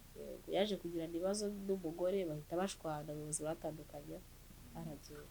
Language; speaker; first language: Kinyarwanda; native; Kinyarwanda